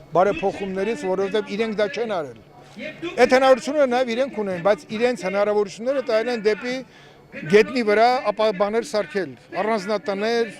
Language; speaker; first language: Armenian; native; Armenian